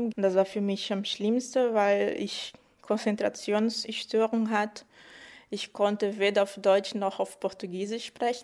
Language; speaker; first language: German; non-native, fluent; Portuguese